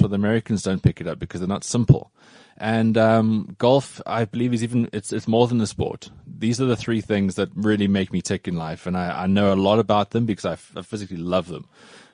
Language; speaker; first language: English; native; English